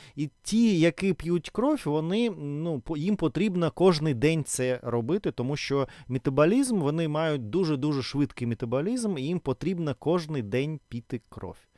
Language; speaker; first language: Ukrainian; non-native, local second language; Russian